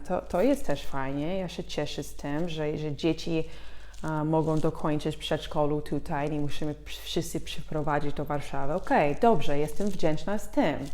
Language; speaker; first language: Polish; non-native, fluent; English